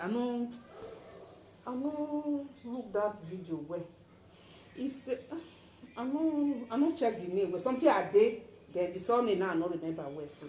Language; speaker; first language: Nigerian Pidgin; native; Nigerian Pidgin